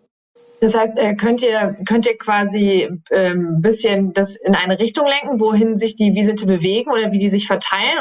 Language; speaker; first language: German; native; German